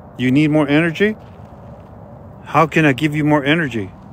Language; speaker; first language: English; native; English